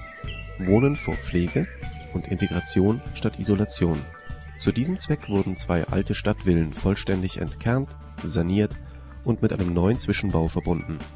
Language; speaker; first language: German; native; German